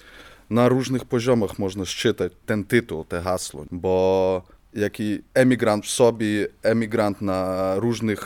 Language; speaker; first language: Polish; non-native, fluent; Ukrainian